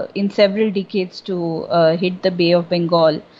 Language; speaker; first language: English; non-native, local second language; Bangla